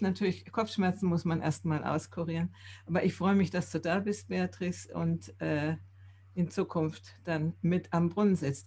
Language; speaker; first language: German; native; German